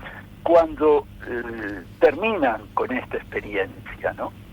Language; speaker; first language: Spanish; native; Spanish